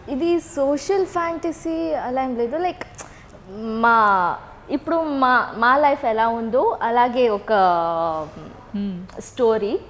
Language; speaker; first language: Telugu; non-native, learner; Kannada